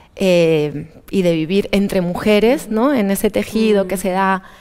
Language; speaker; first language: Spanish; native; Spanish